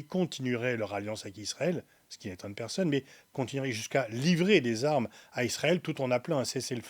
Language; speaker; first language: French; native; French